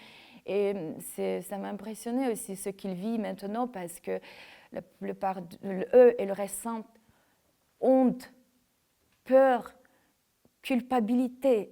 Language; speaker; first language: French; non-native, fluent; Ukrainian